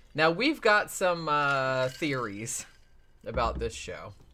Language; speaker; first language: English; native; English